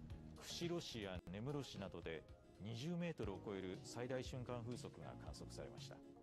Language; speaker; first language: Japanese; native; Japanese